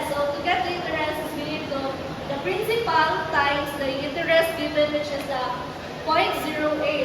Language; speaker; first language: English; non-native, local second language; Cebuano